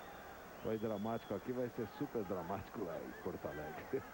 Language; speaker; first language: Portuguese; native; Portuguese